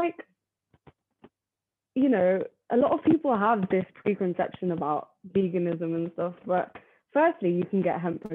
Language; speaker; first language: English; native; English